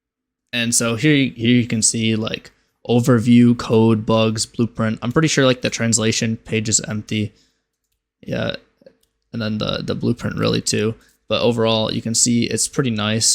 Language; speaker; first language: English; native; English